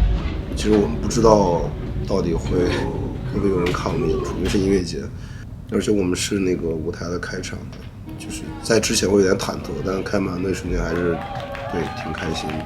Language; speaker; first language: Chinese; native; Chinese